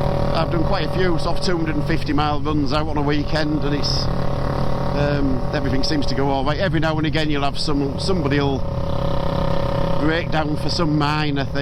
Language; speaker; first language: English; native; English